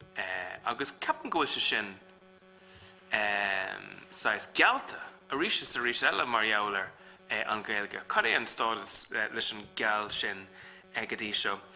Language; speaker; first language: Irish; non-native, local second language; English